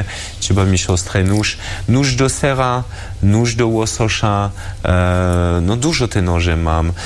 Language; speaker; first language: Polish; early bilingual, heritage; French